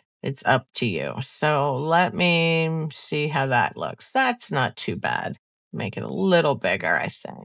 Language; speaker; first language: English; native; English